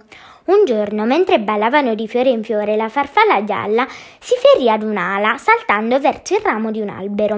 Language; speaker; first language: Italian; native; Italian